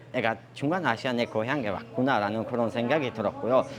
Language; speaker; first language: Korean; non-native, fluent; Tajik